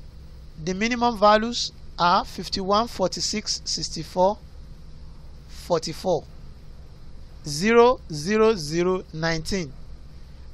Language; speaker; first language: English; non-native, local second language; Yoruba